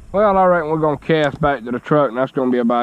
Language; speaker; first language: English; native; English